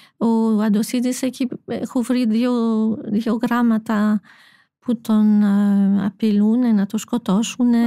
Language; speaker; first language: Greek; non-native, fluent; French